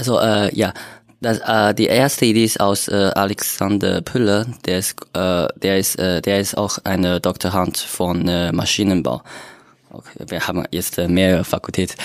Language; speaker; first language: German; non-native, learner; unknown